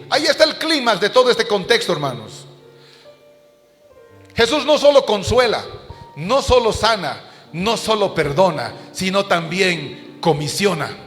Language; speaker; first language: Spanish; native; Spanish